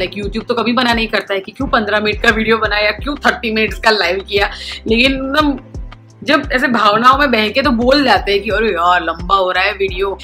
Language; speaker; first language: Hindi; non-native, local second language; Gujarati